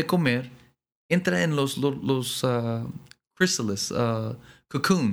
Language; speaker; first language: Spanish; non-native, learner; English